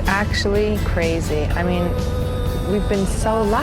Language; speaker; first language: English; native; English